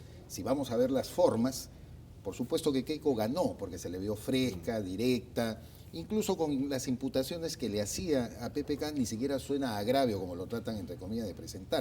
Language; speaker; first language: Spanish; native; Spanish